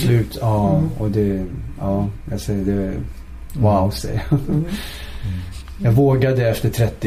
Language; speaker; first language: Swedish; early bilingual, other home language; Syriac